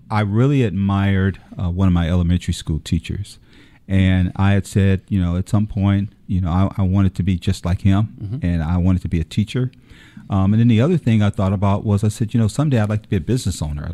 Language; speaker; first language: English; native; English